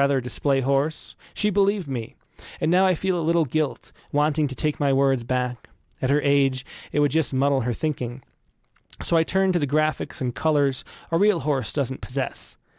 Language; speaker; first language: English; native; English